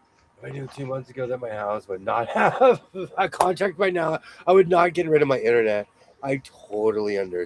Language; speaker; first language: English; native; English